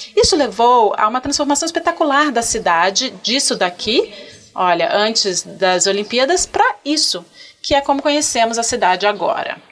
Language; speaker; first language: Portuguese; non-native, fluent; French